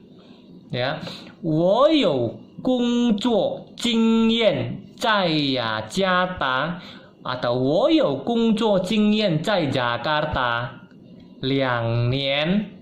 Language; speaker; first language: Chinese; non-native, fluent; Indonesian